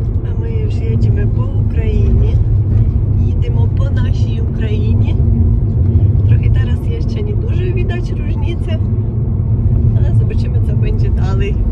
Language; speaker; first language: Polish; non-native, learner; Ukrainian